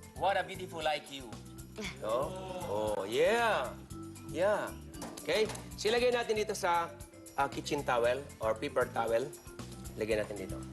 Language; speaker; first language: Filipino; non-native, local second language; Cebuano